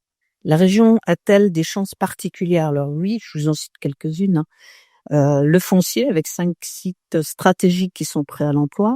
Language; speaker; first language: French; native; French